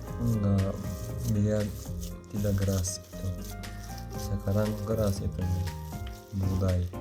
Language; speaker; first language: Indonesian; non-native, learner; Turkish